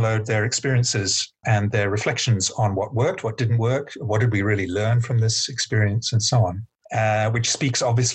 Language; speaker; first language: English; native; English